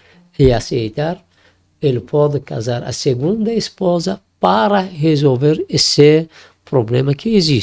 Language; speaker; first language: Portuguese; non-native, learner; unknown